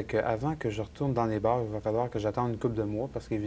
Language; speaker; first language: French; native; French